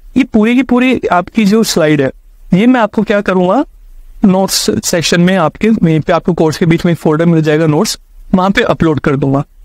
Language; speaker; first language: Hindi; native; Hindi